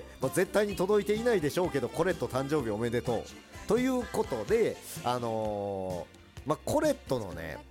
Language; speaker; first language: Japanese; early bilingual, other home language; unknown